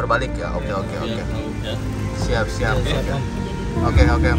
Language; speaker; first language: Indonesian; native; Indonesian